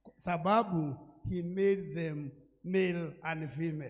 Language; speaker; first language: English; non-native, local second language; Swahili